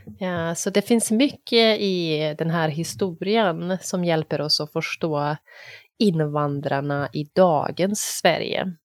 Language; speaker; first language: Swedish; non-native, fluent; Bosnian